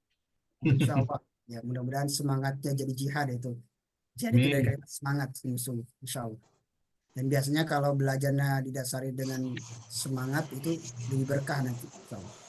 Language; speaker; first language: Indonesian; native; Indonesian